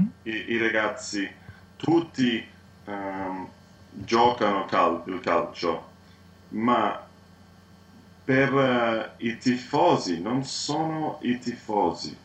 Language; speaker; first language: Italian; non-native, learner; English